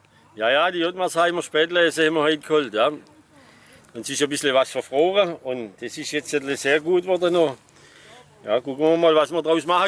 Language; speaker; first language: German; native; German